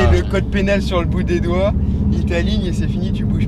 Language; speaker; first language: French; native; French